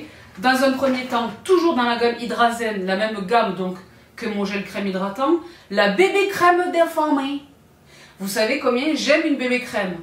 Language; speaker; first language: French; native; French